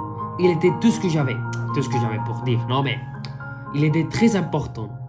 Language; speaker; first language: French; non-native, fluent; Spanish